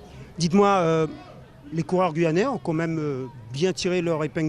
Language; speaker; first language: French; native; French